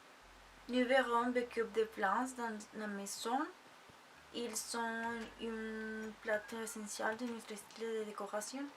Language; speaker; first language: French; non-native, learner; Spanish